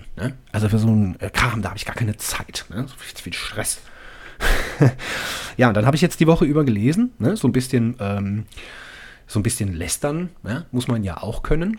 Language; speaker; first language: German; native; German